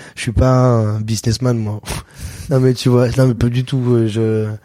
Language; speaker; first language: French; native; French